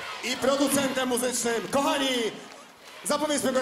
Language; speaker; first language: Polish; native; Polish